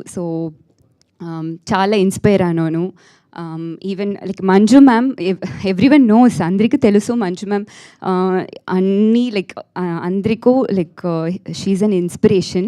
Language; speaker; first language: Telugu; non-native, learner; Tamil